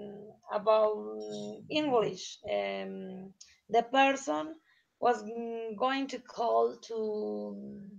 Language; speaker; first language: English; non-native, learner; Spanish